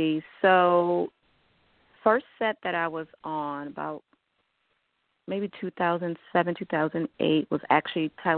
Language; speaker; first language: English; native; English